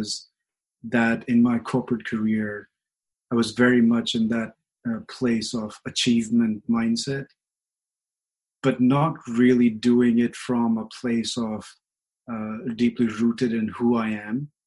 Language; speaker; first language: English; non-native, local second language; Hindi